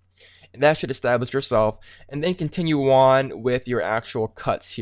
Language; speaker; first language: English; native; English